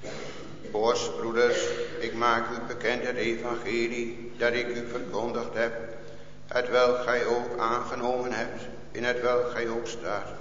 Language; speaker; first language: Dutch; native; Dutch